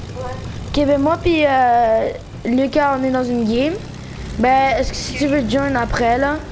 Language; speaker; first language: French; native; French